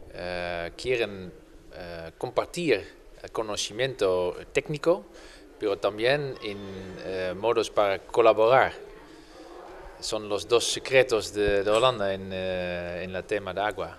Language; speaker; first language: Spanish; non-native, fluent; Dutch